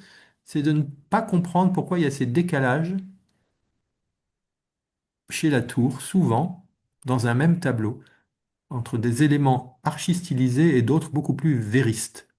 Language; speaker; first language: French; native; French